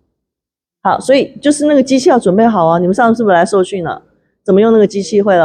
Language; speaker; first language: Chinese; native; Chinese